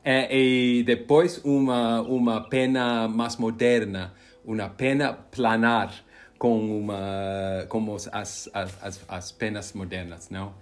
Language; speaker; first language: Spanish; non-native, learner; English